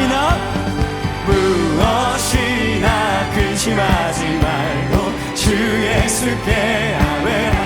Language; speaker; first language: Korean; native; Korean